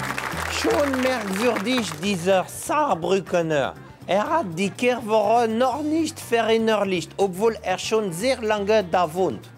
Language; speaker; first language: German; non-native, fluent; French